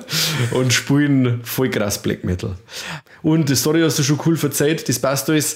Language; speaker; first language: German; native; German